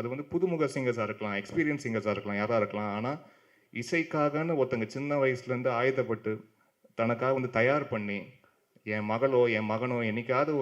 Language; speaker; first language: Tamil; native; Tamil